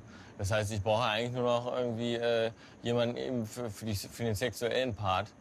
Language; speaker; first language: German; native; German